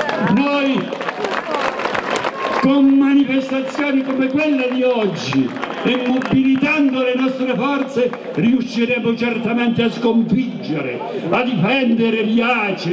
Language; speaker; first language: Italian; native; Italian